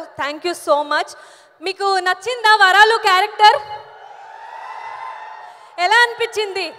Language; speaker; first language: Telugu; non-native, learner; Kannada